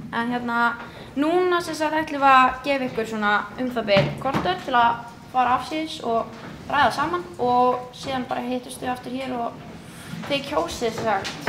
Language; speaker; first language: Icelandic; native; Icelandic